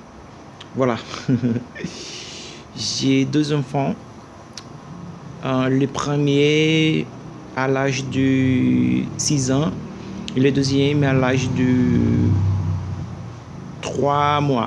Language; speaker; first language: French; non-native, learner; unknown